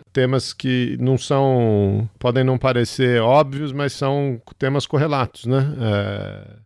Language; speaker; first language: Portuguese; native; Portuguese